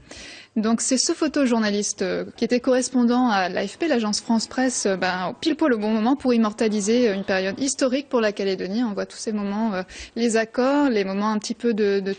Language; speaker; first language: French; native; French